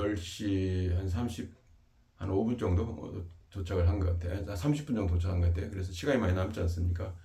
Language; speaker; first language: Korean; native; Korean